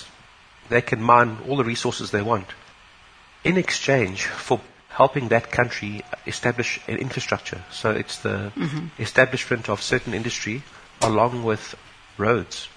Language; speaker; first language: English; native; English